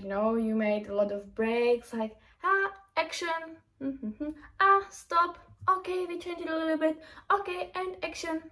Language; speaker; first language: English; non-native, fluent; Czech